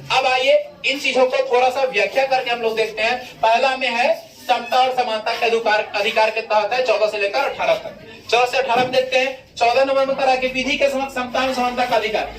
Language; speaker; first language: Hindi; native; Hindi